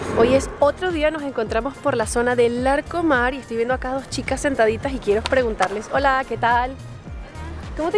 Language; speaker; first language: Spanish; native; Spanish